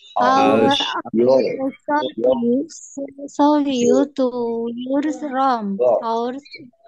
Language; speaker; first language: English; non-native, learner; Indonesian